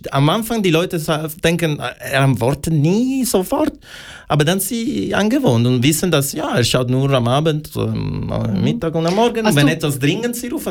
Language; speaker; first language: German; non-native, learner; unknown